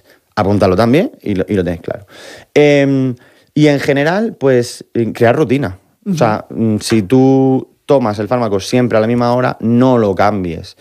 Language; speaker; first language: Spanish; native; Spanish